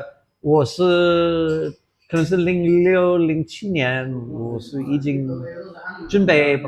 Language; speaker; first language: Chinese; non-native, fluent; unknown